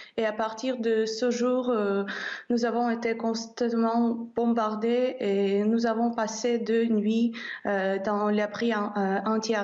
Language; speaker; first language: French; non-native, fluent; Ukrainian